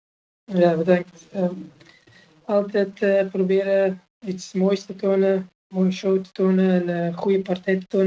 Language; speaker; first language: Dutch; non-native, fluent; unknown